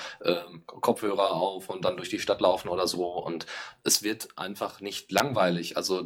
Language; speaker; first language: German; native; German